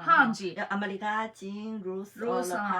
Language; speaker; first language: Hindi; non-native, fluent; Chinese